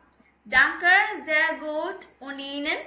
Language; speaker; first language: German; non-native, fluent; Tamil